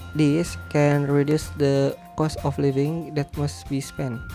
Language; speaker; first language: English; non-native, learner; Indonesian